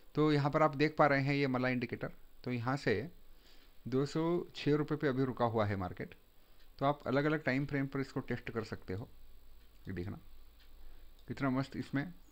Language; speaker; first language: Hindi; non-native, local second language; Marathi